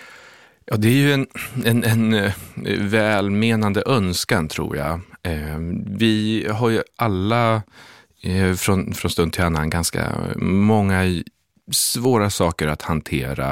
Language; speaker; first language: Swedish; native; Swedish